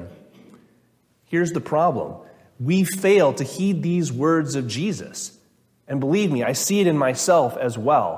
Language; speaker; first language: English; native; English